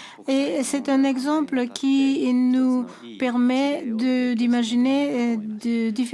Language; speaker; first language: French; non-native, fluent; Japanese